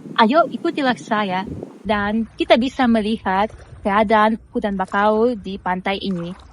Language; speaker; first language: Indonesian; non-native, fluent; Russian